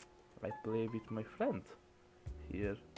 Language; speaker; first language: English; non-native, learner; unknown